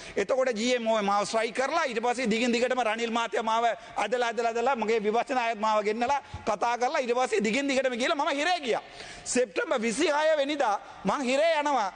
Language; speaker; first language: Sinhala; non-native, local second language; Tamil